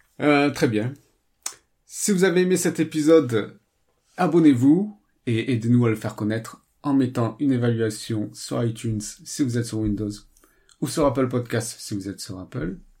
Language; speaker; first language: French; native; French